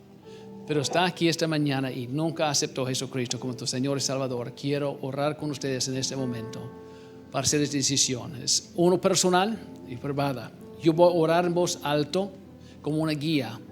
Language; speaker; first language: Spanish; non-native, learner; English